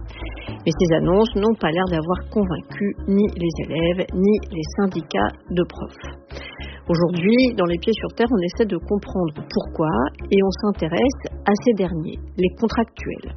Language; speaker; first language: French; native; French